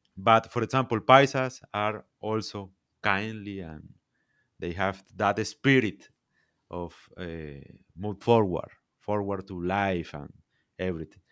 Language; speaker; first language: English; non-native, learner; Spanish